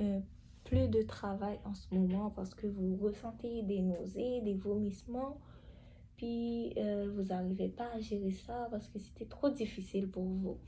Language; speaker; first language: French; native; French